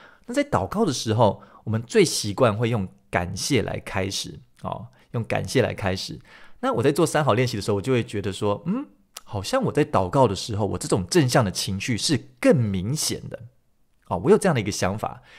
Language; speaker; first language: Chinese; early bilingual, other home language; Min Nan Chinese